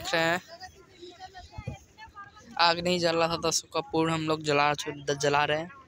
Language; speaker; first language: Hindi; native; Hindi